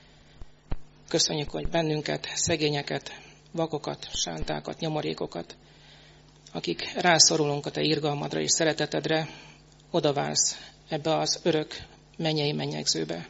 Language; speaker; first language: Hungarian; native; Hungarian